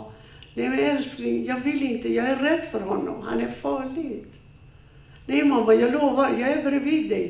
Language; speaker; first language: Swedish; non-native, fluent; Persian